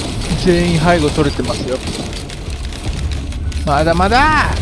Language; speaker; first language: Japanese; native; Japanese